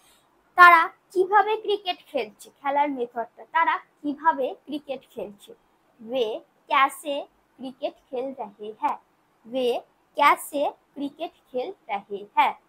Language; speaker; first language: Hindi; non-native, local second language; Bangla